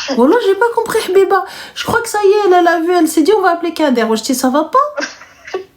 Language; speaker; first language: French; early bilingual, other home language; Arabic